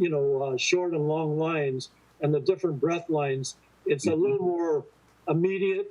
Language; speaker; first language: English; native; English